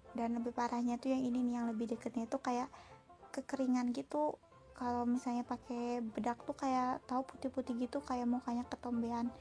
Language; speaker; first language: Indonesian; native; Indonesian